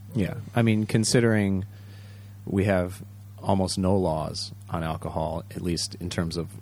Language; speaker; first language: English; early bilingual, other home language; Japanese